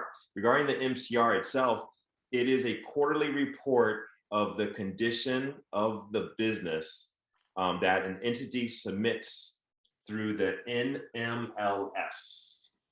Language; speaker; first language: English; native; English